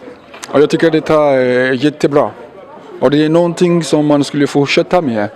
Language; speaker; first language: Swedish; non-native, fluent; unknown